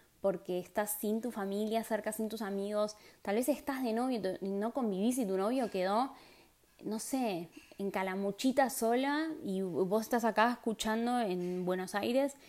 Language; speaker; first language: Spanish; native; Spanish